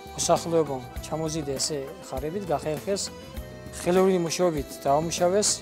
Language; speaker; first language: Georgian; native; Georgian